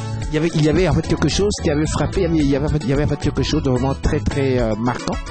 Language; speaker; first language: French; native; French